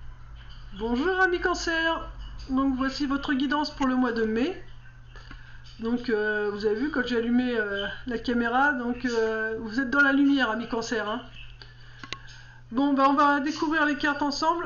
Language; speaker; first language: French; native; French